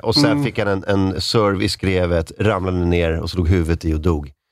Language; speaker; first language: Swedish; native; Swedish